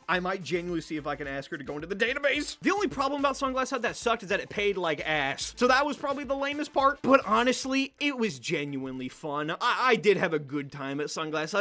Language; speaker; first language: English; native; English